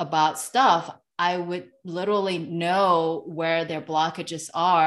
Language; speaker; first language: English; non-native, local second language; Cantonese